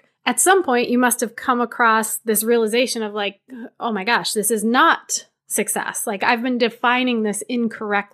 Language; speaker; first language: English; native; English